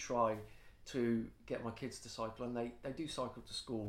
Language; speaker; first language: English; native; English